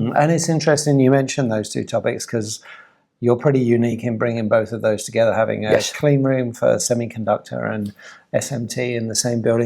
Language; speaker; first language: English; native; English